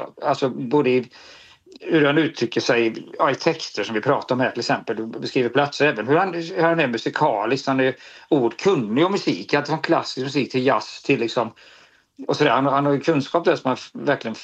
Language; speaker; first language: Swedish; native; Swedish